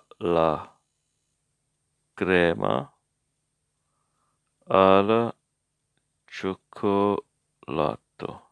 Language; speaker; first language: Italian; non-native, learner; English